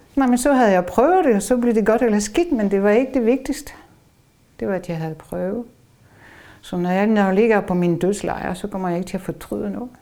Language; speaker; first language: Danish; non-native, fluent; French